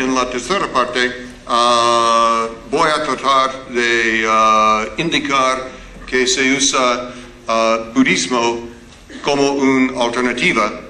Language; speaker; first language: Spanish; non-native, learner; English